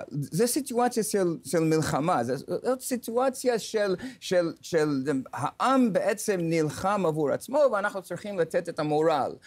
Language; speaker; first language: Hebrew; non-native, fluent; English